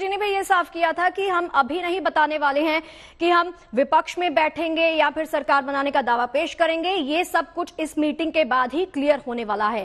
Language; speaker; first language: Hindi; native; Hindi